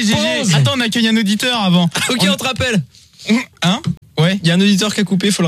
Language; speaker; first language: French; native; French